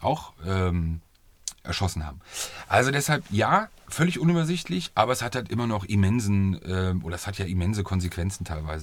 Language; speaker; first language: German; native; German